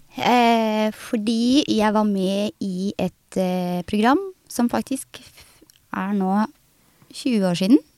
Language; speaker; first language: Norwegian; early bilingual, other home language; Somali